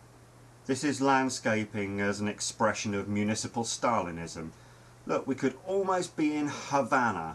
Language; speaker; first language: English; native; English